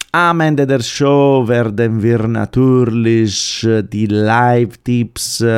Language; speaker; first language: German; non-native, fluent; Italian